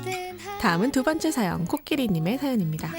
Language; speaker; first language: Korean; native; Korean